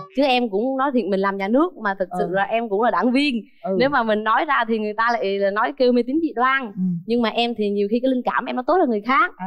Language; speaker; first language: Vietnamese; native; Vietnamese